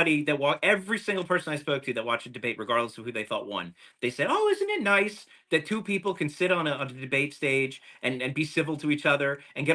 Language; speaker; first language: English; native; English